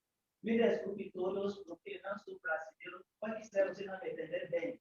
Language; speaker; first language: Portuguese; non-native, learner; Yoruba